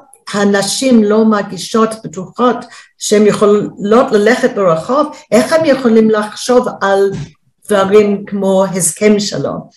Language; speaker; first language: Hebrew; non-native, fluent; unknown